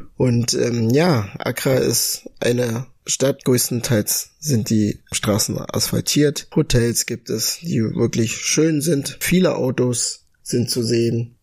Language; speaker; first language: German; early bilingual, other home language; Ga